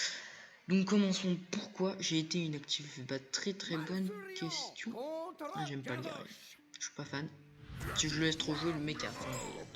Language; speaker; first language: French; native; French